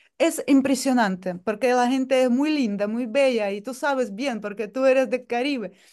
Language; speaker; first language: Spanish; non-native, fluent; Russian